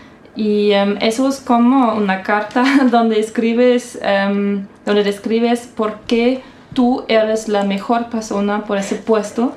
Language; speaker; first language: Spanish; non-native, fluent; German